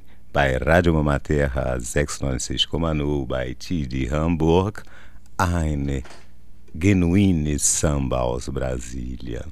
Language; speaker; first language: German; non-native, learner; Portuguese